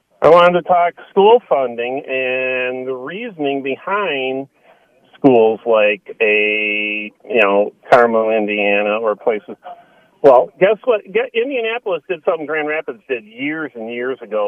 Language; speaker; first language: English; native; English